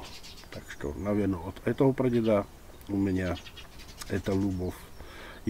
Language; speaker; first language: Russian; non-native, fluent; Czech